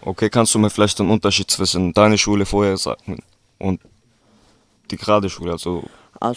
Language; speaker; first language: German; early bilingual, other home language; Kurdish